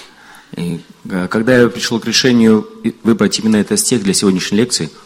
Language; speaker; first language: Russian; native; Russian